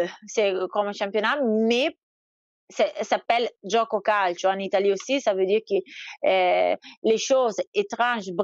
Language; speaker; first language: French; non-native, fluent; Italian